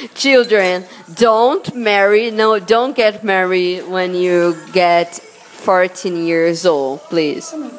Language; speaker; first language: English; non-native, learner; Portuguese